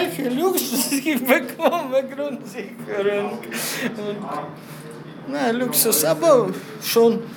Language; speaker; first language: German; non-native, learner; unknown